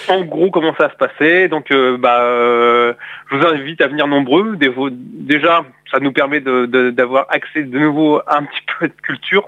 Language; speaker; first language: French; native; French